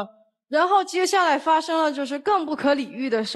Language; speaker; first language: Chinese; native; Chinese